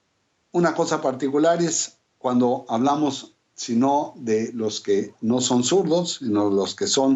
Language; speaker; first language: Spanish; native; Spanish